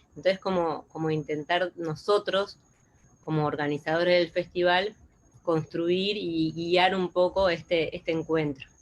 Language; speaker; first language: Spanish; native; Spanish